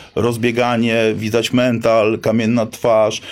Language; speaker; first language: Polish; native; Polish